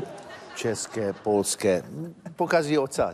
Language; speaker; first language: Czech; non-native, fluent; Italian